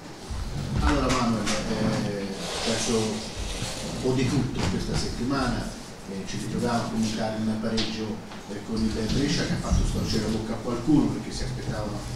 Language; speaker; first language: Italian; native; Italian